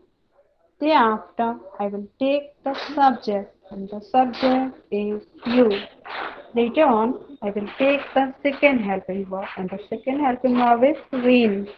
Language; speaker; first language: English; non-native, learner; Hindi